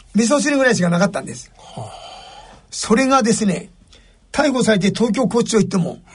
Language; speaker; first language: Japanese; native; Japanese